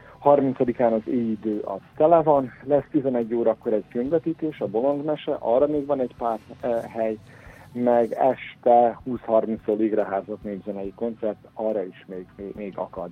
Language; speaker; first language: Hungarian; native; Hungarian